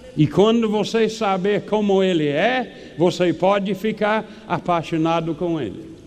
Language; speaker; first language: Portuguese; non-native, fluent; English